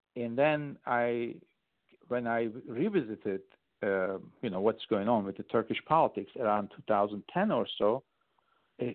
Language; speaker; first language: English; non-native, fluent; Turkish